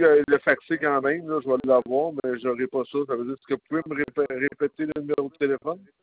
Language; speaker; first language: French; native; French